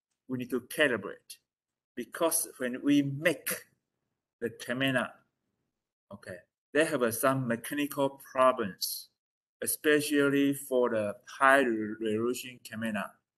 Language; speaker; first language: English; non-native, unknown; Chinese